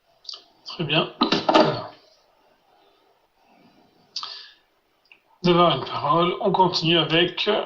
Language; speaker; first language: French; non-native, fluent; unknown